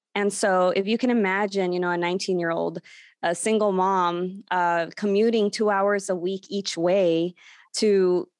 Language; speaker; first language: English; native; English